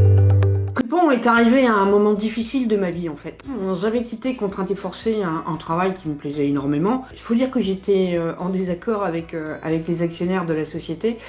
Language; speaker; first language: French; native; French